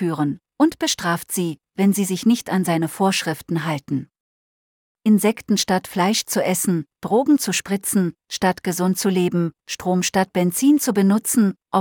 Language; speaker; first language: German; native; German